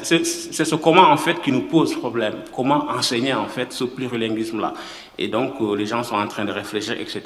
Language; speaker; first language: French; non-native, local second language; Wolof